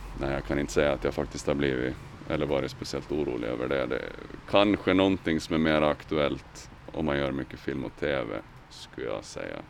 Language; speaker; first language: Swedish; native; Swedish